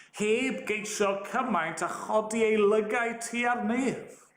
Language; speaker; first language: Welsh; native; Welsh